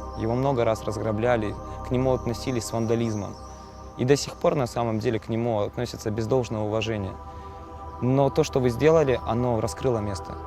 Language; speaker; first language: Russian; native; Russian